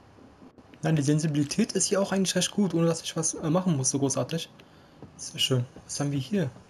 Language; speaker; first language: German; native; German